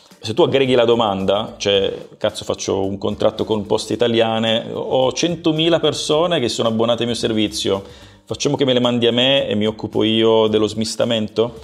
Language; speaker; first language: Italian; native; Italian